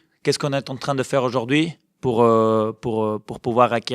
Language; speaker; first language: French; non-native, fluent; Spanish